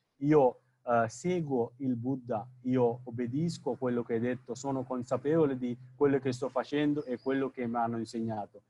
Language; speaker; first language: Italian; non-native, fluent; Sinhala